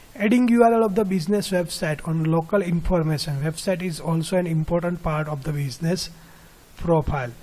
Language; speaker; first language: English; non-native, local second language; Gujarati